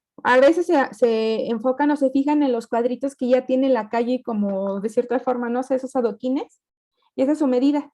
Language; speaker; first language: Spanish; native; Spanish